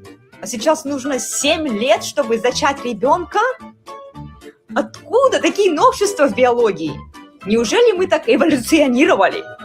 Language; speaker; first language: Russian; native; Russian